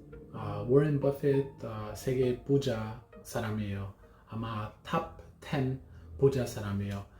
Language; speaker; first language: Korean; non-native, learner; English